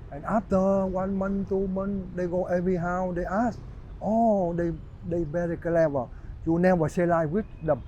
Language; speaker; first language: English; non-native, learner; Vietnamese